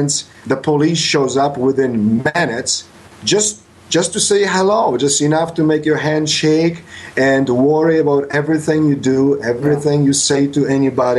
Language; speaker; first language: English; non-native, fluent; Polish